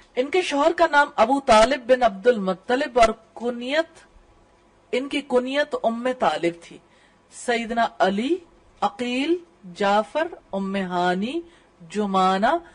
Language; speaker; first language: Urdu; native; Urdu